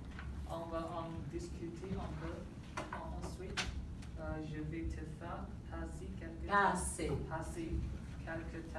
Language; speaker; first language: French; non-native, learner; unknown